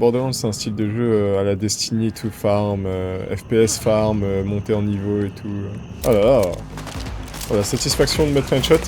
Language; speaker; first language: French; native; French